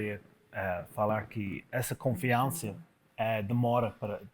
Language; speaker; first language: Portuguese; non-native, fluent; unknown